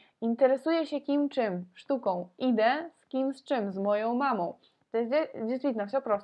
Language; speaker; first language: Polish; non-native, fluent; Russian